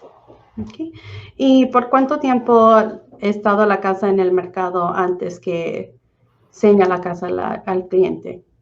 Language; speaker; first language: Spanish; early bilingual, heritage; Spanish